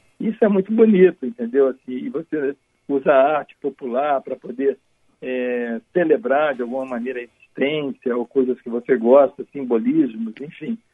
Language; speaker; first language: Portuguese; native; Portuguese